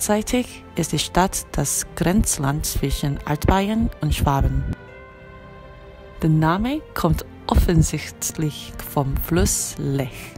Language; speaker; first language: German; non-native, fluent; Korean